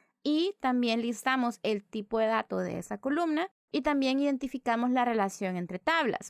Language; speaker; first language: Spanish; native; Spanish